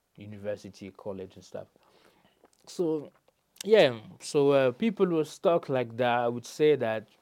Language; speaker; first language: English; non-native, fluent; French